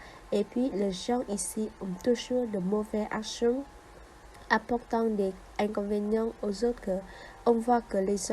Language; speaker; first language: French; non-native, fluent; Vietnamese